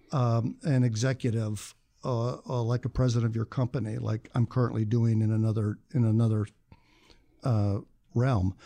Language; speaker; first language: English; native; English